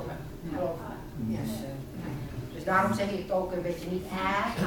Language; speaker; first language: Dutch; non-native, fluent; Finnish